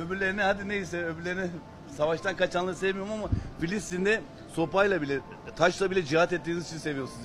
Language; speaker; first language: Turkish; native; Turkish